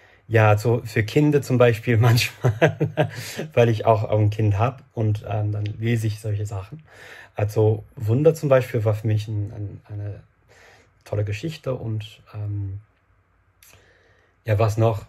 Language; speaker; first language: German; non-native, fluent; English